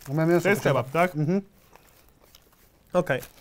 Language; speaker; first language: Polish; native; Polish